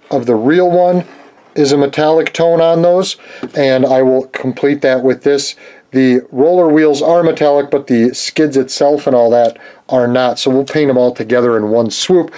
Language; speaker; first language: English; native; English